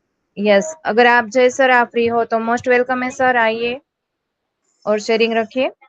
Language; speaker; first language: Hindi; native; Hindi